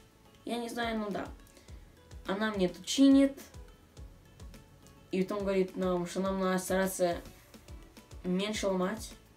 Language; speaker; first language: Russian; early bilingual, other home language; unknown